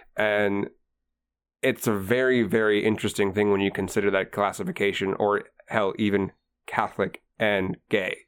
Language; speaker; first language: English; native; English